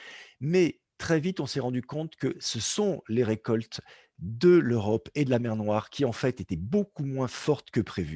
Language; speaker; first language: French; native; French